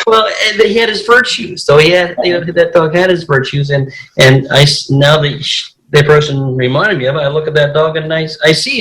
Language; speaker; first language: English; native; English